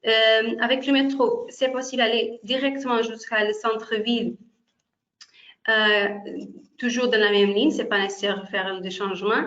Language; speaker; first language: French; non-native, fluent; Portuguese